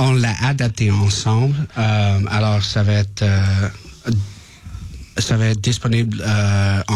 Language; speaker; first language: French; non-native, learner; English